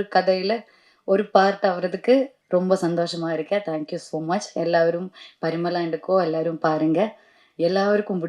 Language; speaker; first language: Tamil; non-native, fluent; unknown